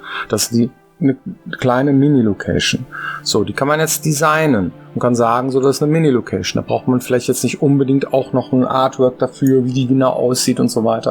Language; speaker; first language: German; native; German